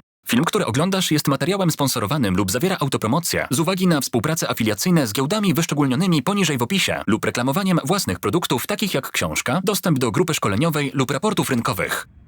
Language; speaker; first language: Polish; native; Polish